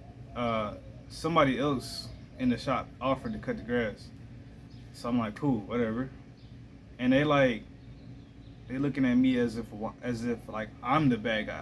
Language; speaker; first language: English; native; English